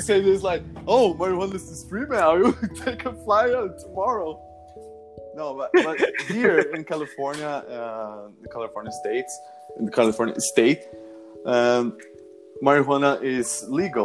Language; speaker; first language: English; non-native, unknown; Portuguese